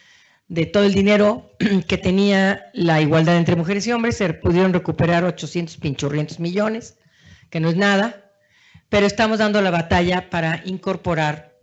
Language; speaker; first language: Spanish; native; Spanish